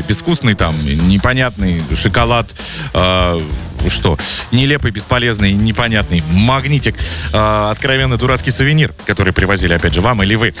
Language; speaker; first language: Russian; native; Russian